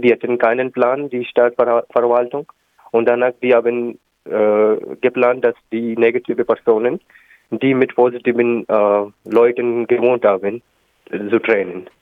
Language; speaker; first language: German; non-native, learner; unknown